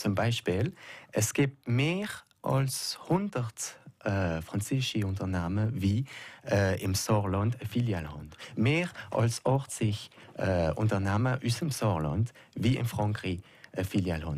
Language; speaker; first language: German; non-native, local second language; French